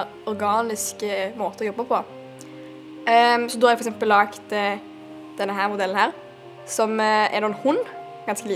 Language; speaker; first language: Norwegian; native; Norwegian